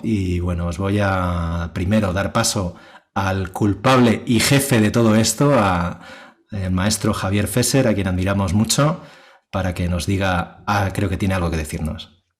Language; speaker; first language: Spanish; native; Spanish